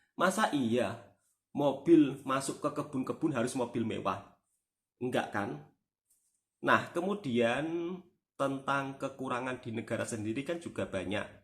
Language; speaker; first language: Indonesian; native; Indonesian